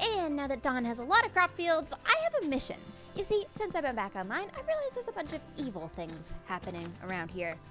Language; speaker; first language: English; native; English